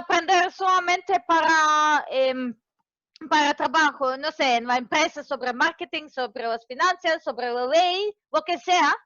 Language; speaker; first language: Spanish; non-native, fluent; Serbian